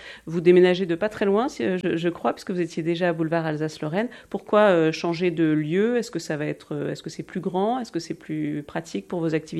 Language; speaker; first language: French; native; French